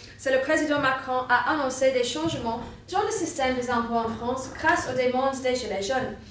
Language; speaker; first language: French; non-native, fluent; English